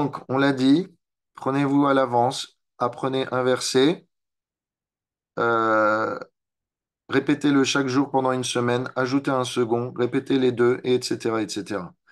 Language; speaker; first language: French; native; French